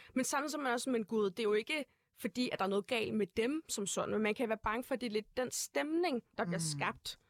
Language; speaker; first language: Danish; native; Danish